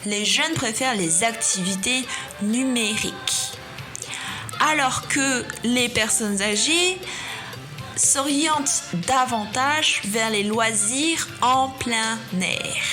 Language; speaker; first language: French; non-native, fluent; Chinese